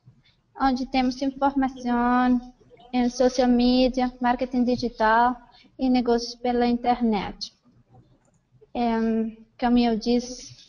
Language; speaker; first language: Portuguese; non-native, fluent; Spanish